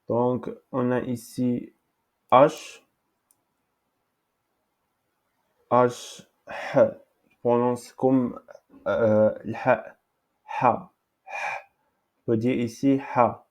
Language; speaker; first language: French; non-native, local second language; Arabic